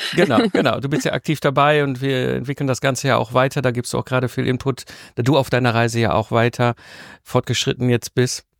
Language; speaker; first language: German; native; German